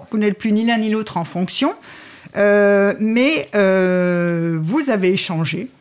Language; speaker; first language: French; native; French